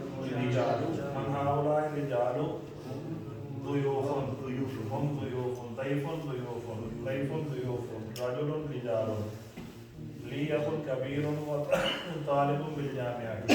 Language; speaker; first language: Arabic; non-native, fluent; Urdu